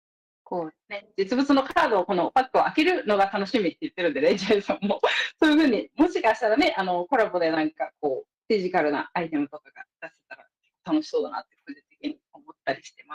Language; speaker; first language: Japanese; native; Japanese